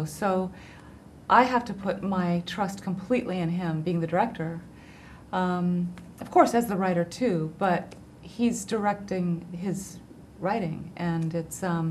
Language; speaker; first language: English; early bilingual, heritage; English